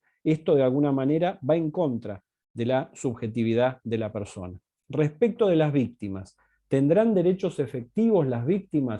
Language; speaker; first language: Spanish; native; Spanish